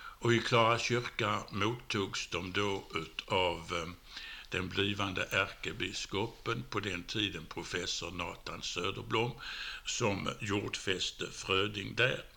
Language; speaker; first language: Swedish; native; Swedish